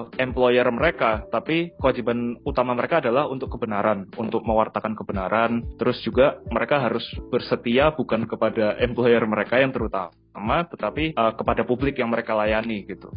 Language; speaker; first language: Indonesian; native; Indonesian